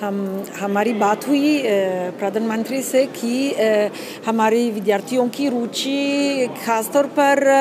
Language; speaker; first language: Hindi; non-native, fluent; Italian